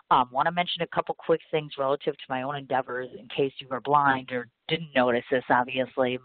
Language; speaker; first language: English; native; English